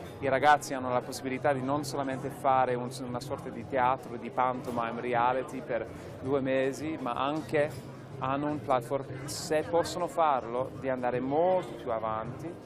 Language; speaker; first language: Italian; non-native, fluent; English